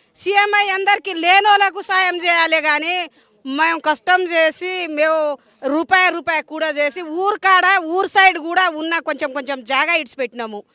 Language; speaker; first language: Telugu; native; Telugu